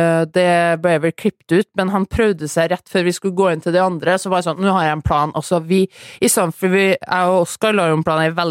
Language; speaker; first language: Norwegian; native; Norwegian